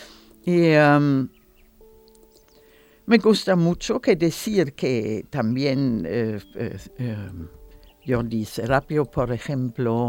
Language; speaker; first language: Spanish; non-native, learner; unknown